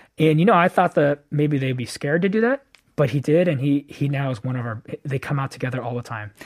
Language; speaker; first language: English; native; English